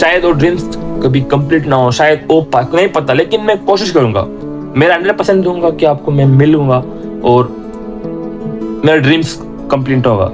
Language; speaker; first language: Hindi; non-native, local second language; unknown